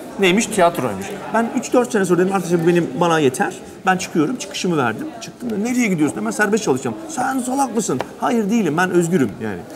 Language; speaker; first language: Turkish; early bilingual, heritage; Turkish